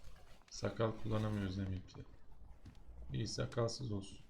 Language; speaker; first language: Turkish; native; Turkish